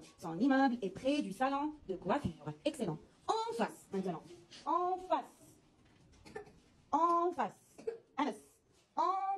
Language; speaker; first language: French; non-native, local second language; Arabic